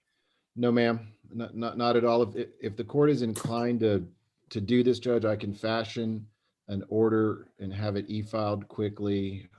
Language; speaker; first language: English; native; English